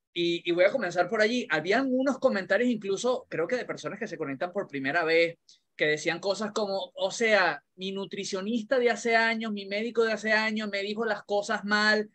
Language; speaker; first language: Spanish; native; Spanish